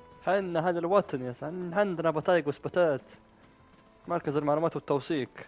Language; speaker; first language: Arabic; native; Arabic